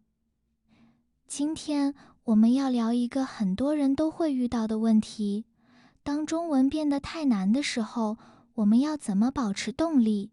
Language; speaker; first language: Chinese; non-native, fluent; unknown